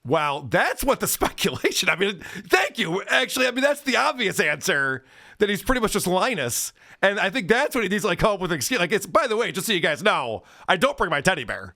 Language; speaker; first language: English; native; English